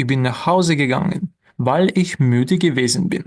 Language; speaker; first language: German; non-native, fluent; Ukrainian